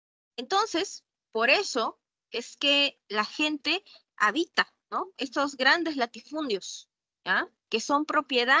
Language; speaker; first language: Spanish; native; Spanish